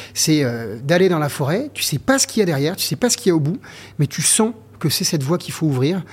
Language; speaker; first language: French; native; French